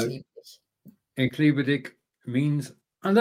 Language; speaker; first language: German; non-native, learner; English